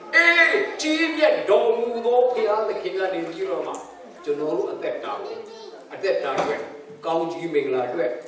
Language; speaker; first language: Burmese; non-native, local second language; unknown